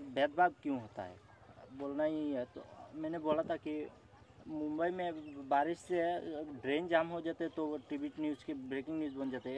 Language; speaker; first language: Hindi; non-native, local second language; Bangla